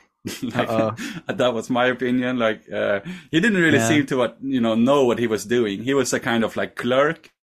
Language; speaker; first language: English; non-native, fluent; Swedish